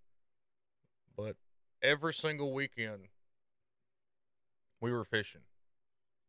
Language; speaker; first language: English; native; English